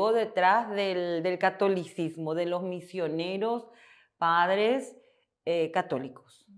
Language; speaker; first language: Spanish; non-native, fluent; Korean